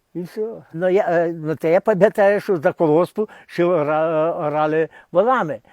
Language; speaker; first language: Ukrainian; native; Ukrainian